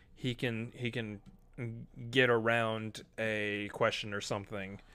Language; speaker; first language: English; native; English